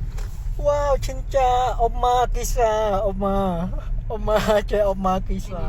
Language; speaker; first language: Korean; non-native, learner; Khmer